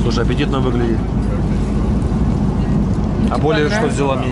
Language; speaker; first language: Russian; native; Russian